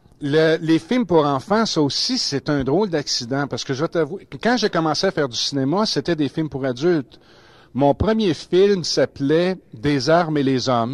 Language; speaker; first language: French; native; French